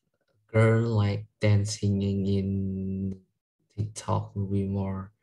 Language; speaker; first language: English; non-native, learner; Vietnamese